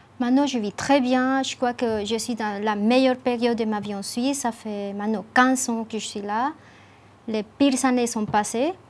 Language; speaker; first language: French; non-native, fluent; Spanish